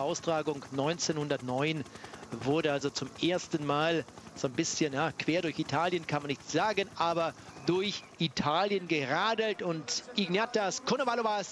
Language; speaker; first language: German; native; German